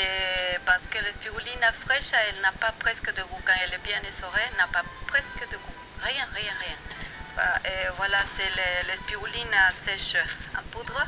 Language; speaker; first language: French; non-native, fluent; Spanish